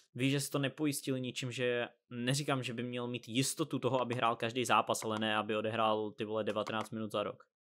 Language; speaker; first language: Czech; native; Czech